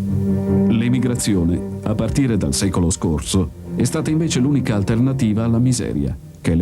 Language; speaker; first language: Italian; native; Italian